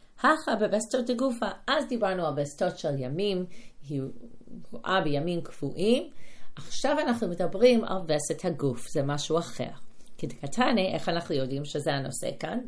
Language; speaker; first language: Hebrew; non-native, fluent; English